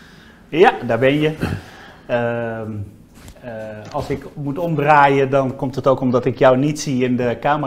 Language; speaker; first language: Dutch; native; Dutch